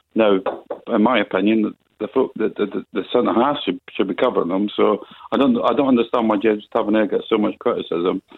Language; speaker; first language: English; native; English